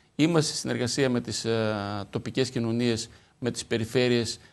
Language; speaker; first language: Greek; native; Greek